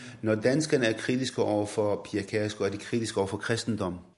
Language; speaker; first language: Swedish; non-native, fluent; Arabic